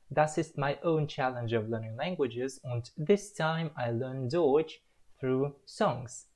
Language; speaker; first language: English; non-native, fluent; Russian